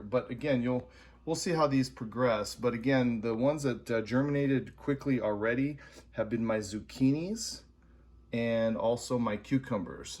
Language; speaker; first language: English; native; English